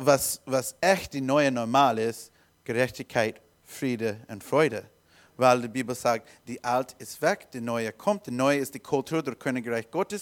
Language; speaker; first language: German; non-native, learner; English